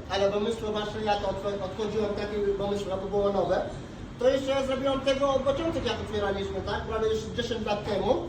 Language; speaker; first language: Polish; non-native, learner; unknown